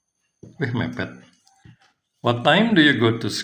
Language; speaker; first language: English; non-native, fluent; Indonesian